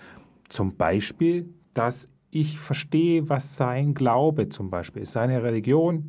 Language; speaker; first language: German; native; German